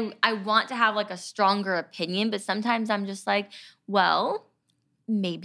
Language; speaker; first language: English; native; English